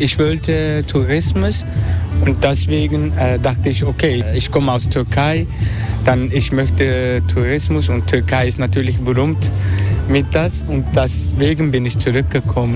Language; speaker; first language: German; non-native, learner; Turkish